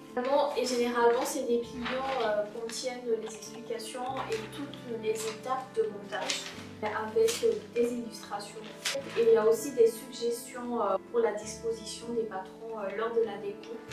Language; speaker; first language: French; native; French